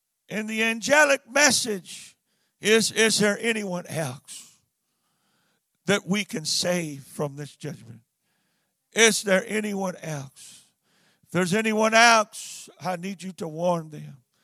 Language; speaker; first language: English; native; English